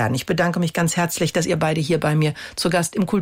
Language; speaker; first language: German; native; German